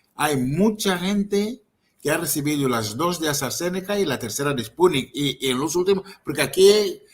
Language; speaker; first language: Spanish; non-native, fluent; Portuguese